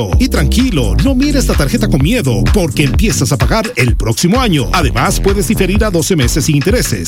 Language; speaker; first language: Spanish; native; Spanish